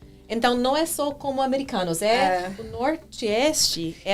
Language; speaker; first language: Portuguese; non-native, fluent; English